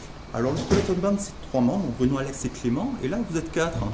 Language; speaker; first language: French; native; French